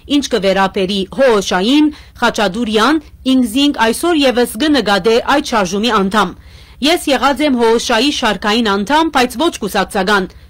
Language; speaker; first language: Armenian; early bilingual, heritage; Armenian